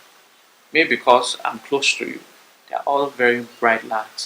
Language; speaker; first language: English; non-native, local second language; Bini